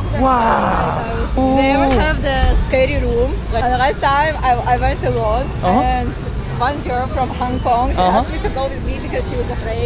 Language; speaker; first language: English; non-native, learner; Russian